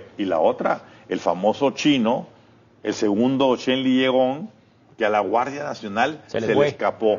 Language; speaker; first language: Spanish; native; Spanish